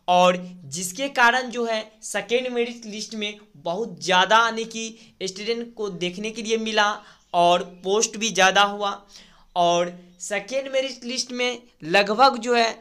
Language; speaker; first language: Hindi; native; Hindi